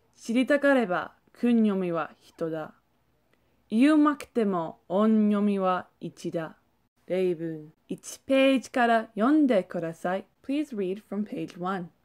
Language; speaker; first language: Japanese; non-native, learner; English